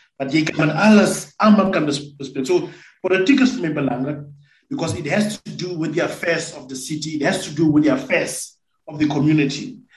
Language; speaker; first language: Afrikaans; non-native, local second language; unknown